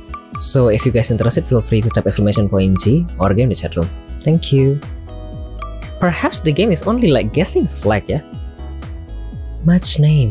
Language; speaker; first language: English; non-native, learner; Indonesian